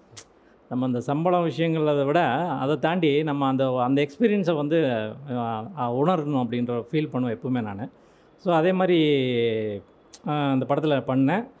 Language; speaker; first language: Tamil; native; Tamil